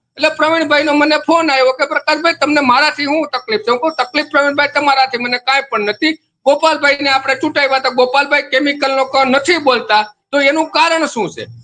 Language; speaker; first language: Gujarati; native; Gujarati